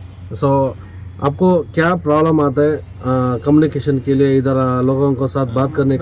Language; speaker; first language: Hindi; non-native, local second language; Kannada